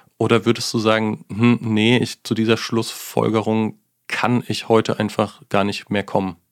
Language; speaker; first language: German; native; German